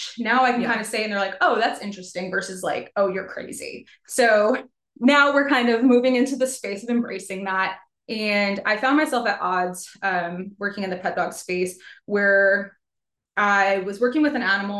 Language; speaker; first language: English; native; English